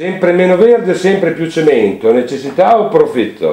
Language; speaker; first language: Italian; native; Italian